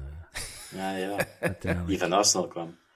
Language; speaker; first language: Dutch; native; Dutch